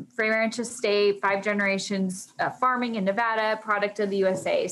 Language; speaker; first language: English; native; English